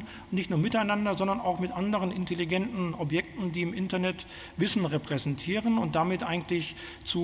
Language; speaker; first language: German; native; German